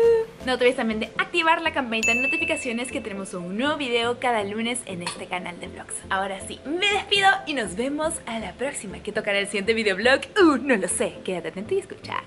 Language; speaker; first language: Spanish; native; Spanish